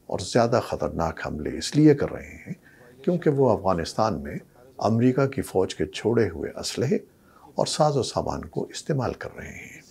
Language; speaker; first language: Urdu; native; Urdu